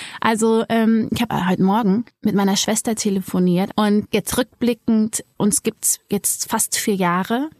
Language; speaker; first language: German; early bilingual, other home language; Amharic